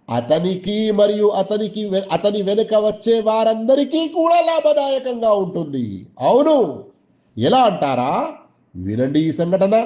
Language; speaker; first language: Telugu; non-native, local second language; Urdu